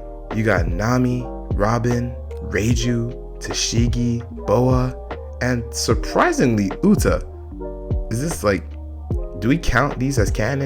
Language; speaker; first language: English; native; English